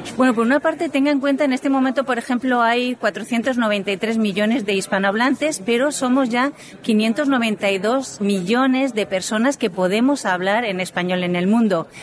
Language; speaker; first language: Spanish; native; Spanish